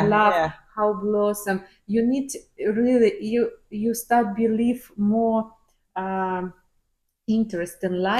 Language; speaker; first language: English; non-native, learner; Ukrainian